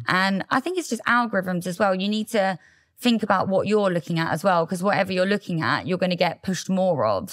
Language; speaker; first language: English; native; English